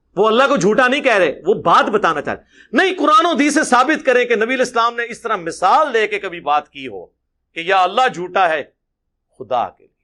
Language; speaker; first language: Urdu; non-native, local second language; Punjabi